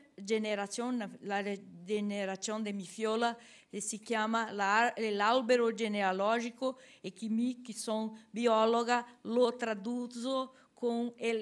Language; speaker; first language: Italian; non-native, learner; Portuguese